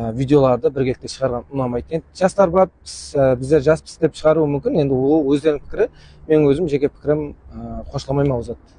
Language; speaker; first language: Uzbek; non-native, local second language; Kara-Kalpak